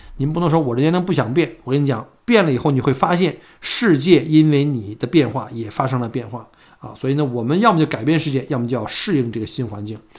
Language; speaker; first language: Chinese; native; Chinese